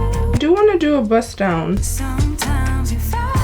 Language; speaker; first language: English; native; English